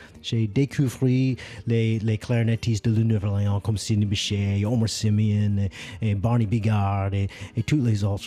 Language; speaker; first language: French; non-native, learner; English